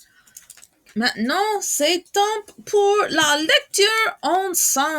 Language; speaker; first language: French; non-native, fluent; English